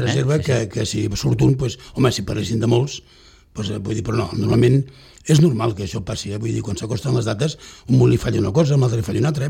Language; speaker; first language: Catalan; native; Catalan